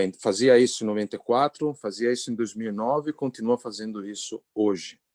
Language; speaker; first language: Portuguese; non-native, fluent; Italian